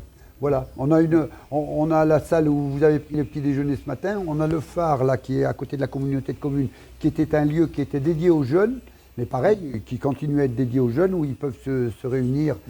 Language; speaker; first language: French; native; French